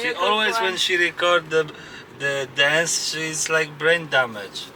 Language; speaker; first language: English; non-native, learner; Polish